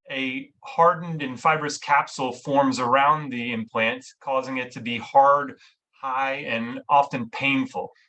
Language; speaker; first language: English; native; English